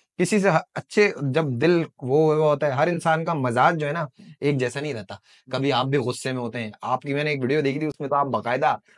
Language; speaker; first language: Urdu; native; Urdu